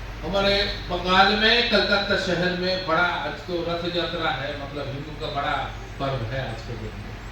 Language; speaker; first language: Hindi; non-native, local second language; Bangla